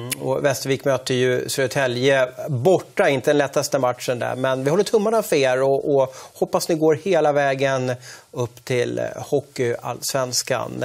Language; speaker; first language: Swedish; native; Swedish